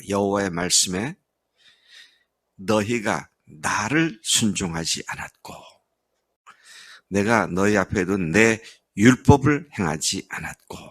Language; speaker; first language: Korean; native; Korean